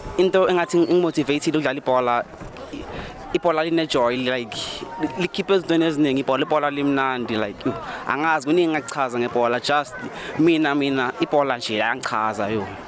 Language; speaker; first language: Zulu; native; Zulu